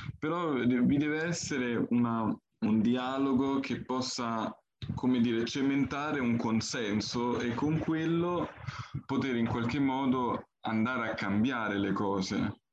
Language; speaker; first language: Italian; early bilingual, other home language; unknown